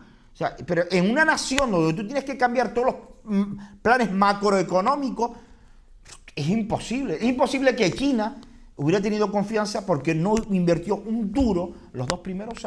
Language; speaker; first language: Spanish; native; Spanish